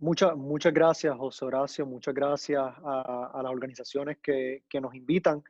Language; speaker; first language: Spanish; native; Spanish